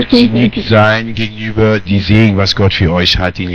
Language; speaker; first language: German; non-native, fluent; French